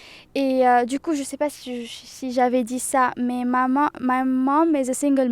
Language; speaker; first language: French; non-native, local second language; Arabic